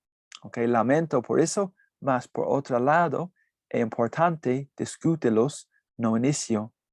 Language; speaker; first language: Portuguese; non-native, learner; English